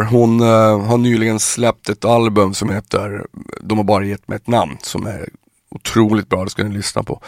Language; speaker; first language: Swedish; native; Swedish